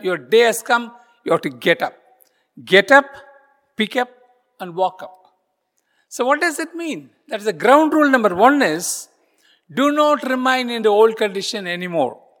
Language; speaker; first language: English; non-native, local second language; Tamil